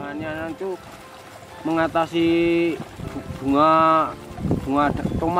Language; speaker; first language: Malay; non-native, local second language; Javanese